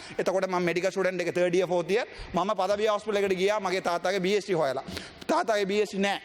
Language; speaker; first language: Sinhala; non-native, local second language; Tamil